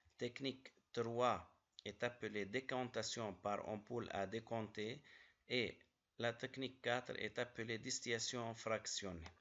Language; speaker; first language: French; non-native, local second language; Arabic